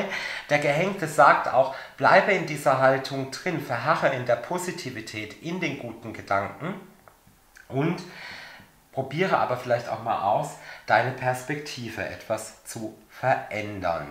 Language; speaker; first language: German; native; German